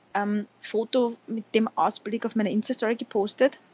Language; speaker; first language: German; native; German